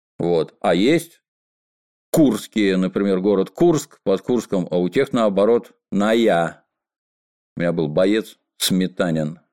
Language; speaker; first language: Russian; native; Russian